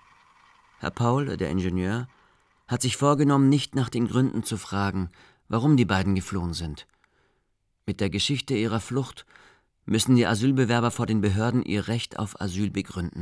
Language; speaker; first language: German; native; German